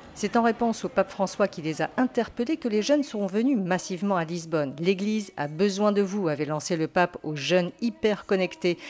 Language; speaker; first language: French; native; French